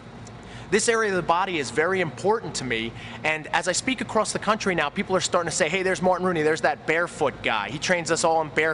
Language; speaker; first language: English; native; English